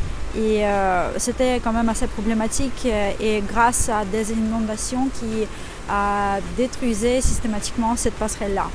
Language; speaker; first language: French; non-native, fluent; Russian